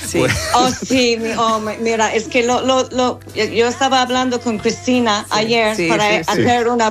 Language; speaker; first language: Spanish; non-native, fluent; English